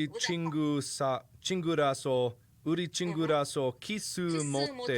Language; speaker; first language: Korean; non-native, learner; English